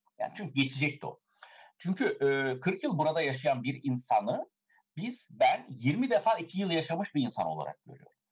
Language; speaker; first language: Turkish; early bilingual, heritage; Turkish